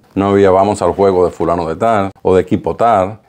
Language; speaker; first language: Spanish; native; Spanish